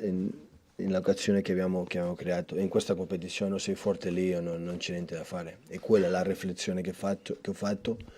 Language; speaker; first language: Italian; non-native, fluent; Catalan